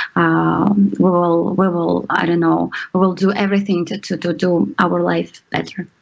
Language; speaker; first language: English; non-native, learner; Ukrainian